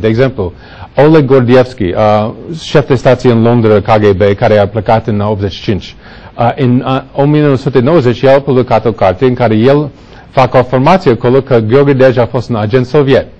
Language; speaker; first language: Romanian; non-native, learner; English